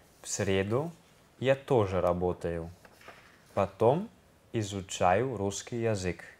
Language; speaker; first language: Russian; non-native, learner; Italian